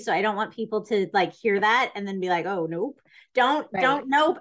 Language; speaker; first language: English; native; English